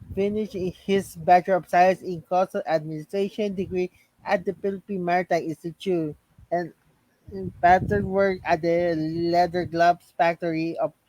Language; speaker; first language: English; non-native, local second language; Filipino